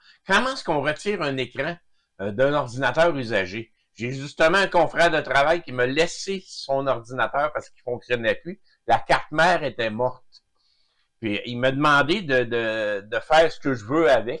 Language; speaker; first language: French; native; French